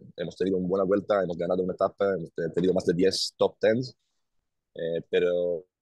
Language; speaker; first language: Spanish; non-native, learner; Hebrew